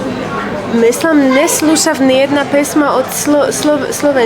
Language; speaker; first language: Macedonian; non-native, learner; Polish